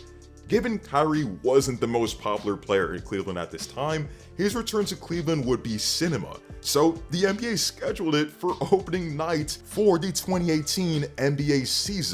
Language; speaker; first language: English; native; English